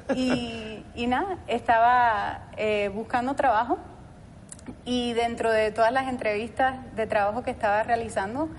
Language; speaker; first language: Spanish; early bilingual, heritage; Spanish